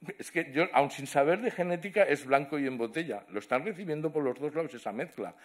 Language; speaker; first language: Spanish; non-native, local second language; Catalan